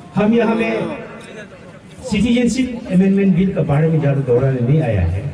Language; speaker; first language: Hindi; non-native, local second language; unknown